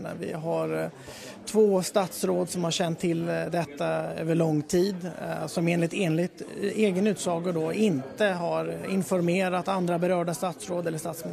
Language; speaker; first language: Swedish; native; Swedish